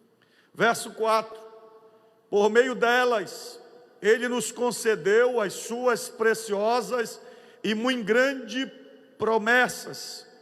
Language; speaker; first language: Portuguese; native; Portuguese